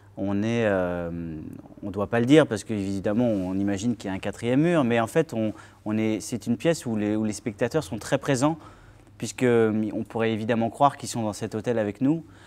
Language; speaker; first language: French; native; French